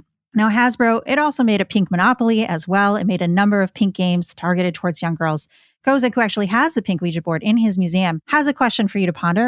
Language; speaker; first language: English; native; English